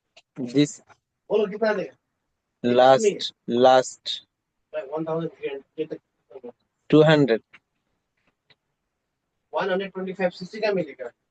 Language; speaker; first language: Hindi; non-native, local second language; Bangla